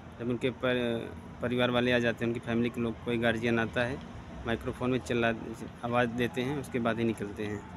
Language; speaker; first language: Hindi; native; Hindi